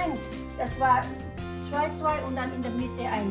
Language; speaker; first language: German; non-native, fluent; Filipino